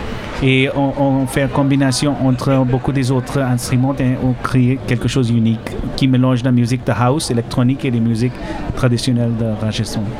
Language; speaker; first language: French; non-native, learner; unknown